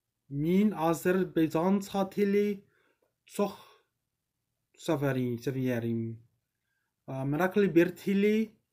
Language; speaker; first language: Turkish; non-native, learner; English